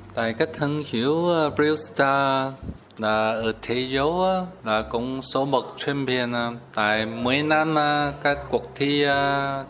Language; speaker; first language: Vietnamese; non-native, learner; Chinese